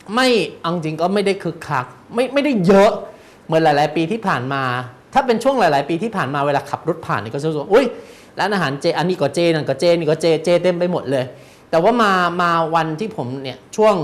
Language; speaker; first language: Thai; native; Thai